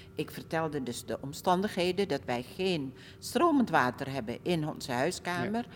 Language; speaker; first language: Dutch; early bilingual, other home language; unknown